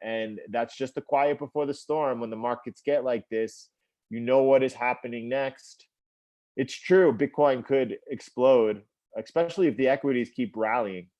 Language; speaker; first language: English; native; English